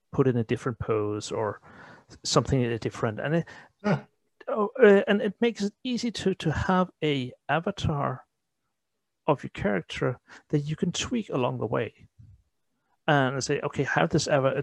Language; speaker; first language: English; non-native, fluent; Danish